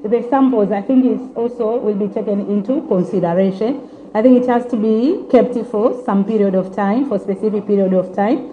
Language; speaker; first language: English; non-native, local second language; Swahili